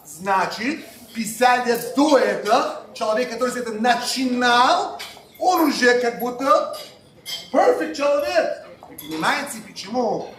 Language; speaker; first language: Russian; non-native, local second language; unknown